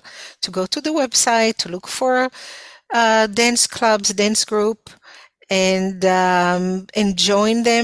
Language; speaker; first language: English; non-native, fluent; Hebrew